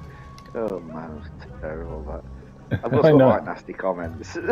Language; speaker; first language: English; native; English